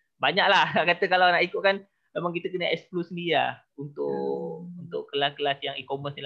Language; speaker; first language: Malay; native; Malay